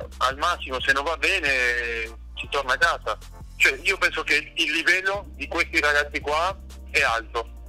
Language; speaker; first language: Italian; non-native, fluent; Spanish